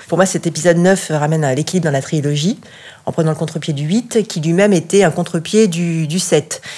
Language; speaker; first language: French; native; French